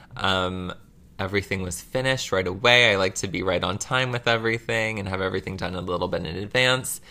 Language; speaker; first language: English; native; English